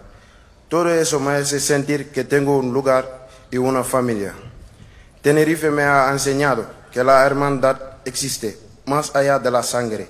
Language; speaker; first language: Spanish; non-native, learner; Wolof